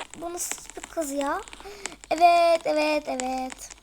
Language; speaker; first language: Turkish; early bilingual, heritage; Turkish